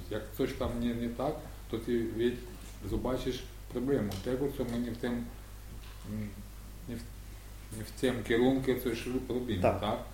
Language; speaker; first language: Polish; non-native, learner; Ukrainian